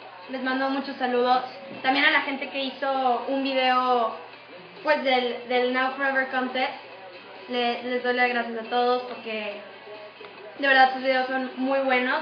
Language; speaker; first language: Spanish; native; Spanish